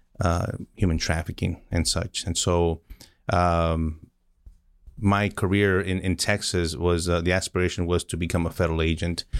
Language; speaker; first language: English; early bilingual, other home language; Spanish